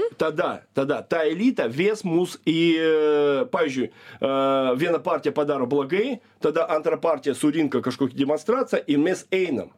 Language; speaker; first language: Lithuanian; non-native, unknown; Russian